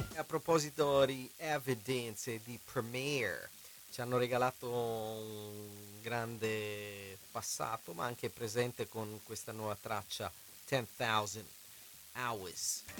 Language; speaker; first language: Italian; native; Italian